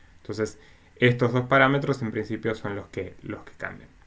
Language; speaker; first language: Spanish; native; Spanish